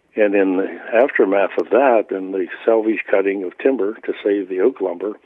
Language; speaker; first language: English; native; English